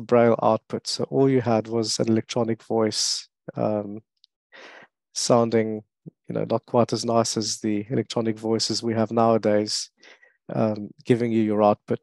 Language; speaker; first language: English; non-native, local second language; French